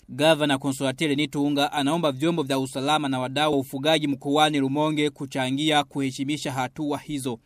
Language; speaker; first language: Swahili; non-native, local second language; Rundi